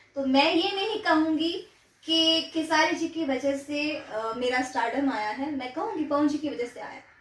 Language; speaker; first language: Hindi; non-native, local second language; Gujarati